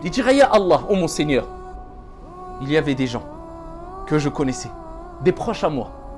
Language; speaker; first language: French; native; French